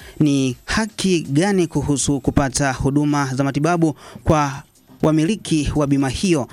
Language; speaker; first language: Swahili; non-native, local second language; Rundi